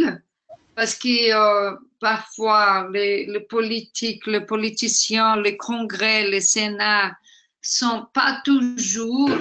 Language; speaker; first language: French; non-native, fluent; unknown